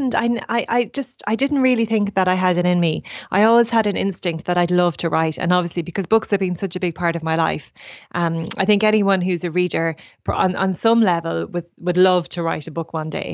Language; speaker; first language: English; native; English